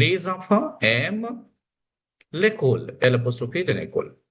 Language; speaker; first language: French; non-native, fluent; Hindi